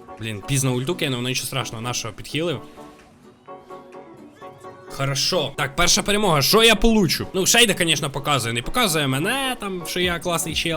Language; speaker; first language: Ukrainian; non-native, local second language; Russian